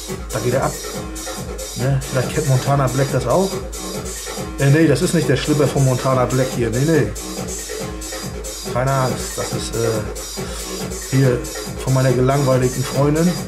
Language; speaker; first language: German; native; German